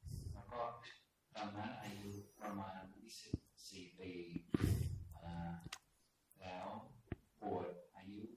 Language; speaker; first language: Thai; non-native, fluent; English